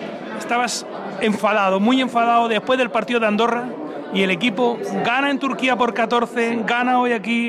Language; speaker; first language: Spanish; native; Spanish